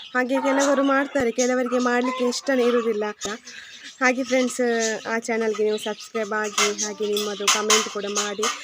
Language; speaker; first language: Kannada; non-native, local second language; Tulu